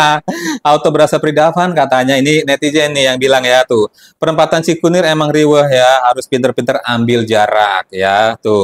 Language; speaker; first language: Indonesian; native; Indonesian